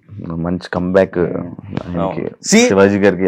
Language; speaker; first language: Telugu; native; Telugu